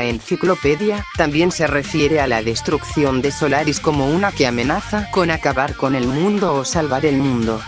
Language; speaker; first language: Spanish; native; Spanish